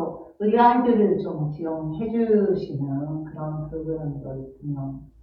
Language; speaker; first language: Korean; non-native, fluent; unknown